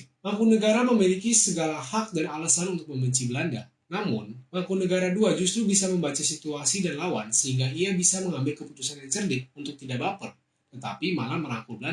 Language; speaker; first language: Indonesian; native; Indonesian